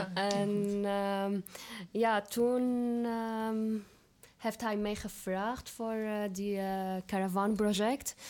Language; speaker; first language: Dutch; non-native, fluent; Arabic